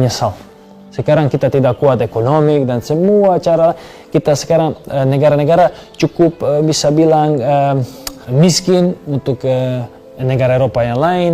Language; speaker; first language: Indonesian; non-native, fluent; Serbian